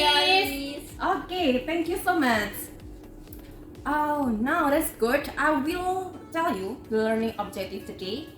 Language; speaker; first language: English; non-native, fluent; Indonesian